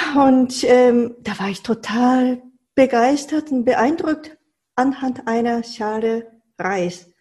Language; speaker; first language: German; non-native, fluent; Japanese